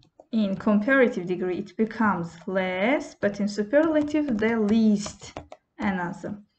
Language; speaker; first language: English; non-native, fluent; Azerbaijani